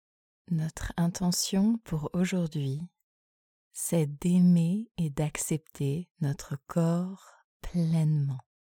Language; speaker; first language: French; native; French